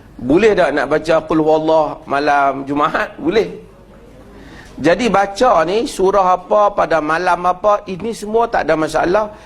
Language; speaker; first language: Malay; native; Malay